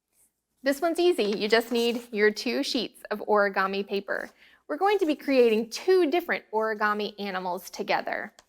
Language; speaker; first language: English; native; English